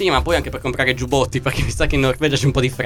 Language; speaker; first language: Italian; native; Italian